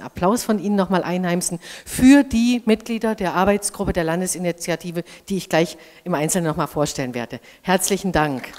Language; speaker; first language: German; native; German